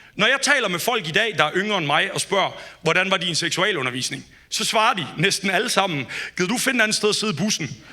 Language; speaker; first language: Danish; native; Danish